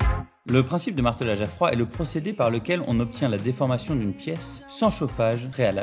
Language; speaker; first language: French; native; French